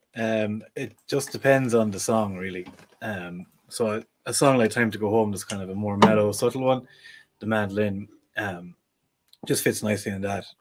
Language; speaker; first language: English; native; English